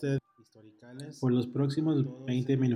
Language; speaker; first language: Spanish; early bilingual, heritage; Spanish